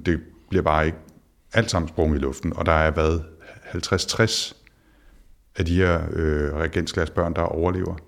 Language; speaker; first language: Danish; native; Danish